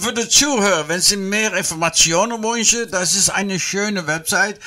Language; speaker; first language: German; non-native, learner; Dutch